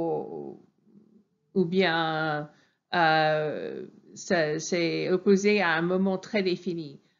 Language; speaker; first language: French; non-native, fluent; English